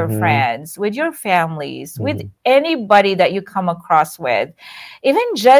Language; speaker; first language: English; non-native, local second language; Iloko